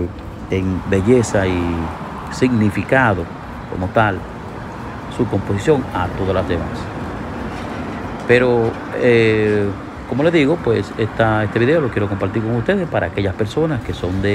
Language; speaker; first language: Spanish; native; Spanish